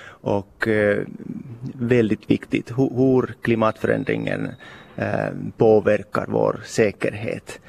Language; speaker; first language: Swedish; non-native, local second language; Finnish